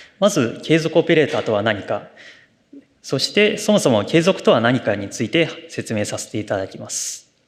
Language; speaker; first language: Japanese; native; Japanese